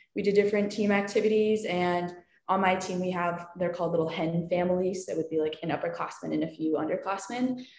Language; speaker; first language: English; native; English